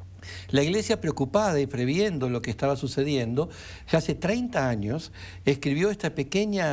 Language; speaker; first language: Spanish; native; Spanish